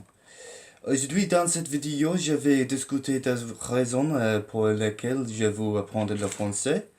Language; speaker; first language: French; non-native, learner; English